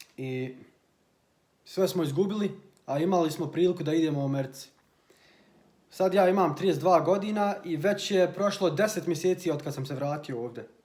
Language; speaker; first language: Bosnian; early bilingual, heritage; Bosnian